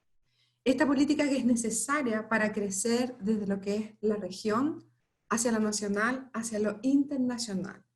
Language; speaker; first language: Spanish; native; Spanish